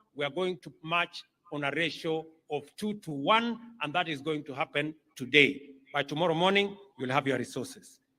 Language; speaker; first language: English; non-native, local second language; Kalenjin